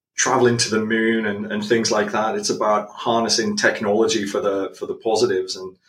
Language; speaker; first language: English; native; English